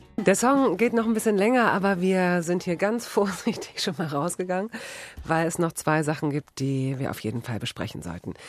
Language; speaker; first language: German; native; German